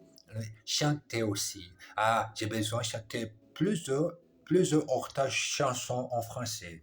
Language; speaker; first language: French; non-native, learner; English